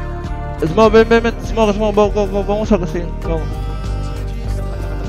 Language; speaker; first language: Spanish; native; Spanish